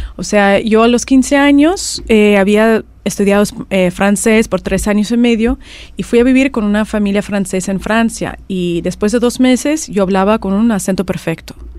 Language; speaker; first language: Spanish; non-native, fluent; Russian